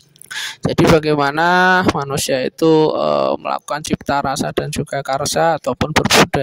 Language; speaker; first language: Indonesian; native; Indonesian